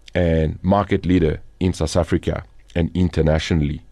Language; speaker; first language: English; non-native, fluent; French